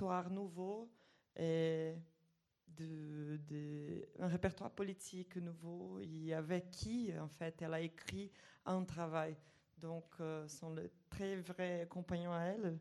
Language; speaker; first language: French; non-native, fluent; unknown